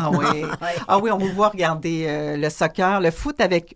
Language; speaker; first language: French; native; French